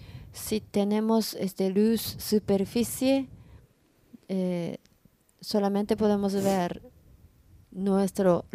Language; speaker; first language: Spanish; non-native, learner; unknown